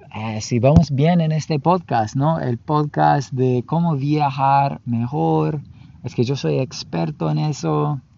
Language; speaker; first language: Spanish; non-native, learner; English